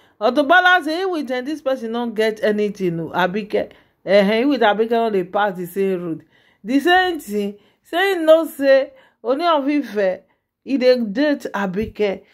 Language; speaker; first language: Nigerian Pidgin; non-native, local second language; Yoruba